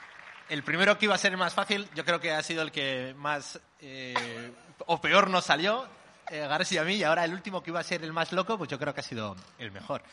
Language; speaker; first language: Spanish; native; Spanish